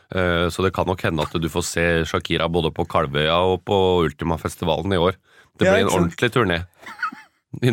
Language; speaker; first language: Norwegian; native; Norwegian